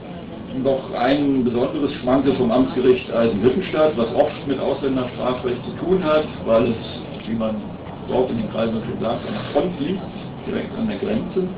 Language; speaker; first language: German; native; German